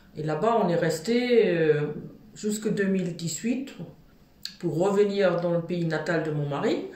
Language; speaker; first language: French; non-native, fluent; German